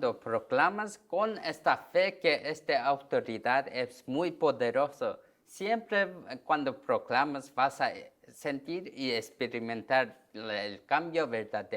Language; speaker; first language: Spanish; non-native, learner; Korean